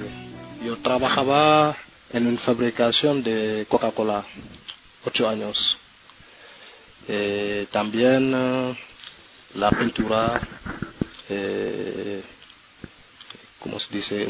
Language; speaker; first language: Spanish; non-native, learner; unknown